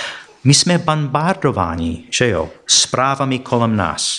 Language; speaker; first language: Czech; non-native, fluent; English